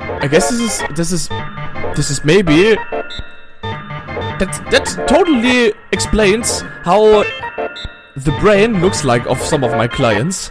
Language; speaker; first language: English; non-native, fluent; German